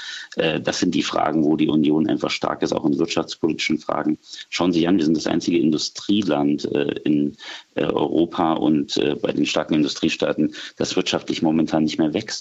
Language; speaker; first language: German; native; German